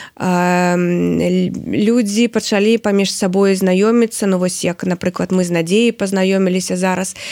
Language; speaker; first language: Belarusian; non-native, local second language; Russian